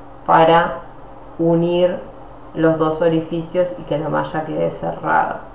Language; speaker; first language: Spanish; native; Spanish